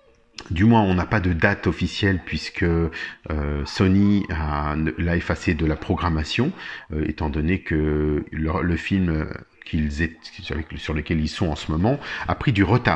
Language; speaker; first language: French; native; French